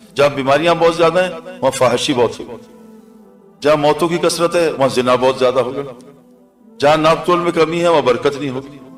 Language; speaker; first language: Urdu; native; Urdu